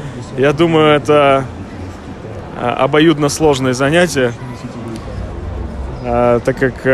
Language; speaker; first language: Russian; native; Russian